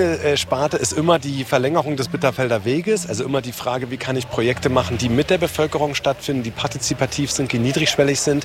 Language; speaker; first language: German; native; German